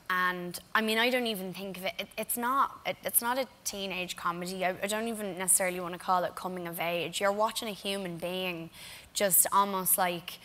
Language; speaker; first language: English; native; English